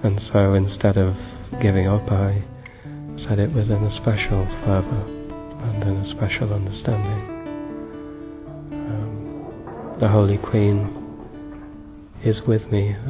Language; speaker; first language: English; native; English